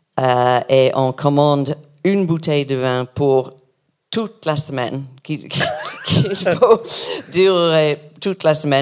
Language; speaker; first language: French; non-native, learner; English